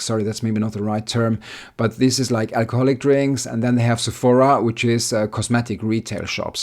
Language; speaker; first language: English; non-native, fluent; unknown